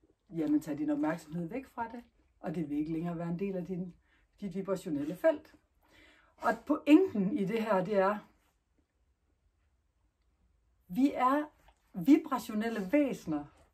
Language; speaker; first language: Danish; native; Danish